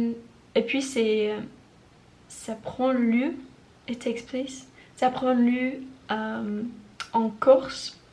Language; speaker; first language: French; non-native, learner; English